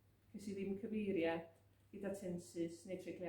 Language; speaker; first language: Welsh; native; Welsh